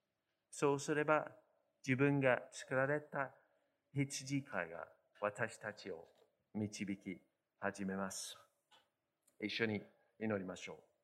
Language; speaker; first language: Japanese; non-native, fluent; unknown